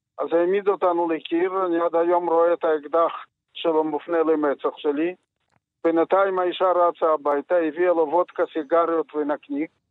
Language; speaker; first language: Hebrew; non-native, fluent; Yiddish